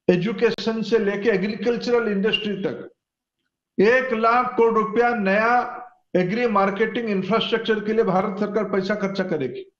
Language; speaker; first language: Hindi; non-native, local second language; Odia